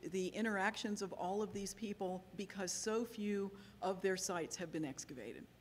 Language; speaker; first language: English; native; English